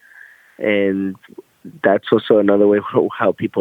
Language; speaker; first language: English; native; English